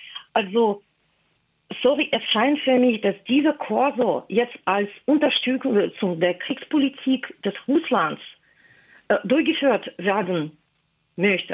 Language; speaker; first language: German; non-native, fluent; Russian